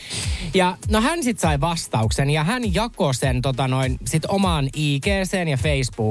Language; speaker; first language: Finnish; native; Finnish